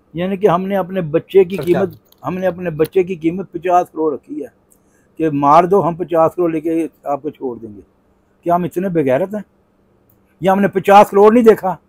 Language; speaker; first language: Urdu; native; Urdu